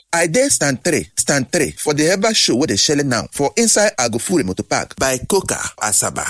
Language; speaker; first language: Nigerian Pidgin; native; Nigerian Pidgin